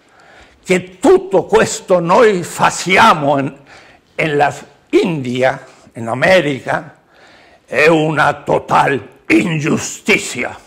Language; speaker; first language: Italian; non-native, learner; Spanish